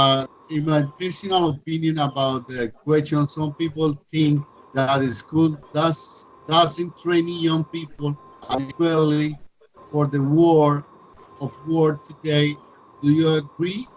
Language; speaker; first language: English; non-native, learner; Spanish